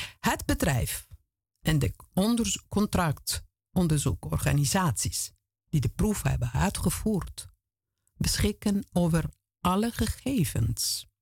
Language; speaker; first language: Dutch; non-native, fluent; Italian